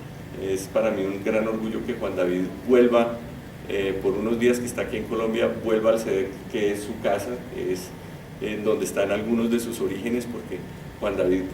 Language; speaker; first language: Spanish; native; Spanish